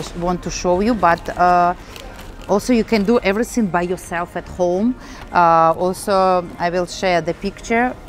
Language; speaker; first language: English; non-native, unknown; Russian